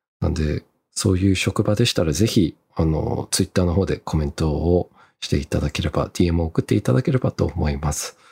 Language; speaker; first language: Japanese; early bilingual, heritage; Japanese